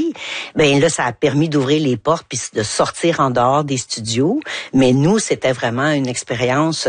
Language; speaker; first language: French; native; French